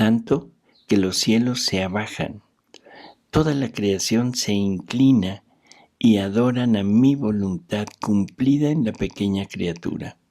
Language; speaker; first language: Spanish; native; Spanish